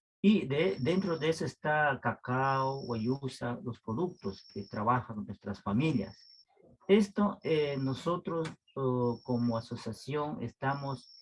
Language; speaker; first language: Spanish; non-native, local second language; Quechua